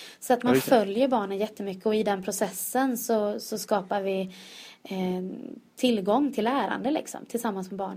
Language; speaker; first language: Swedish; native; Swedish